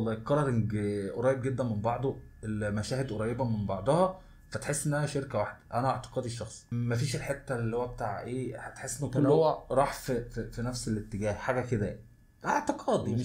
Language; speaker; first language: Arabic; native; Arabic